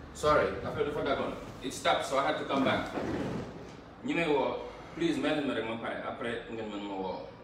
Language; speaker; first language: English; non-native, fluent; Wolof